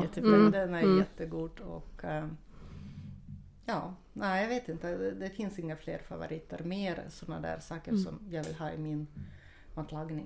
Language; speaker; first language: Swedish; non-native, fluent; Russian